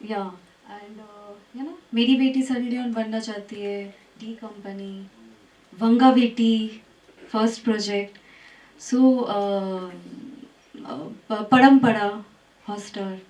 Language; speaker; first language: Hindi; non-native, learner; Bangla